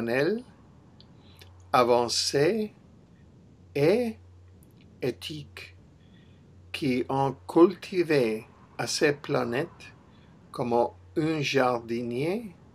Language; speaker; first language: French; non-native, learner; English